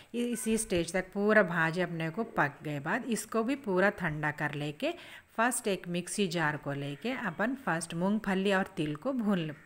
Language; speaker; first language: Hindi; native; Hindi